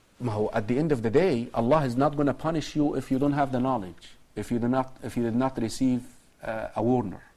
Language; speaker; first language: English; non-native, fluent; Arabic